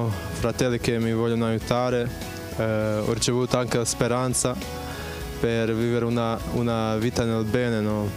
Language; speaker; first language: Italian; non-native, fluent; Bosnian